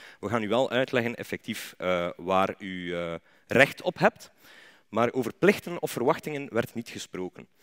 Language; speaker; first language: Dutch; native; Dutch